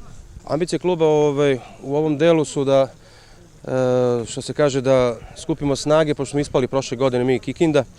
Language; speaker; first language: Serbian; native; Serbian